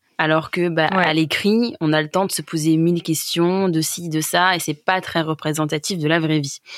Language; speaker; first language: French; native; French